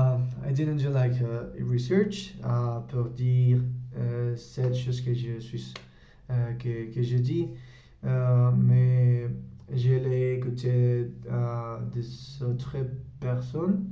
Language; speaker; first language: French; non-native, learner; Spanish